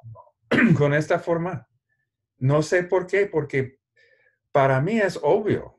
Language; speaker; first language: Spanish; non-native, learner; English